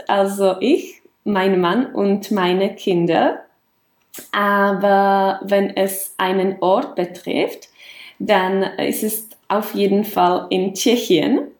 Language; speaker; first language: German; non-native, fluent; Czech